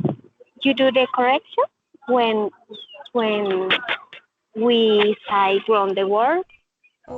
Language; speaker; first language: English; non-native, learner; Spanish